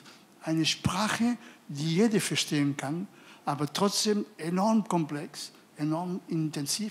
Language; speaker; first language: German; non-native, fluent; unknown